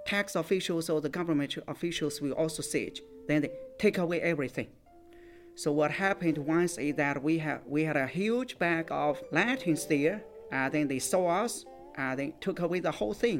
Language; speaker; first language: English; non-native, fluent; Chinese